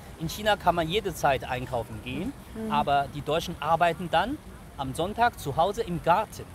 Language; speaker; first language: German; non-native, fluent; Chinese